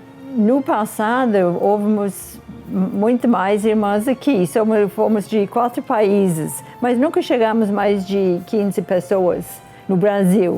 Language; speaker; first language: Portuguese; non-native, fluent; English